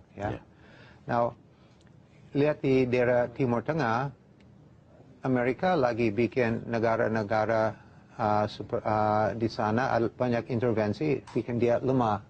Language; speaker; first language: Indonesian; non-native, learner; English